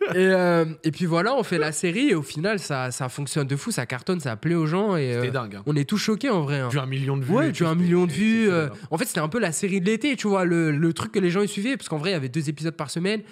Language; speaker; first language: French; native; French